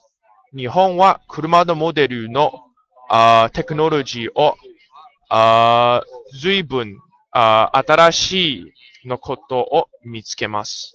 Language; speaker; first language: Japanese; non-native, learner; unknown